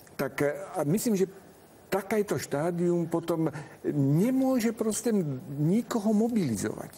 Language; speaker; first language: Slovak; non-native, local second language; Hungarian